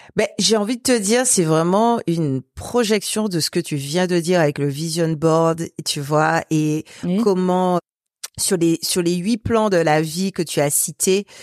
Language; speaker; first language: French; native; French